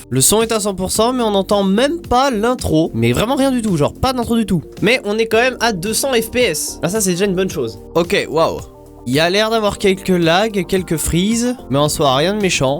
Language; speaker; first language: French; native; French